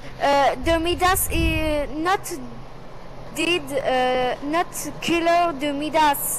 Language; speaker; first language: English; non-native, learner; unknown